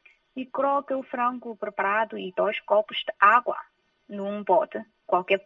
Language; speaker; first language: Portuguese; non-native, fluent; Chinese